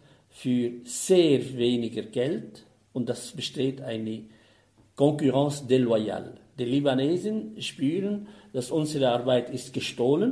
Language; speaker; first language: German; non-native, fluent; Arabic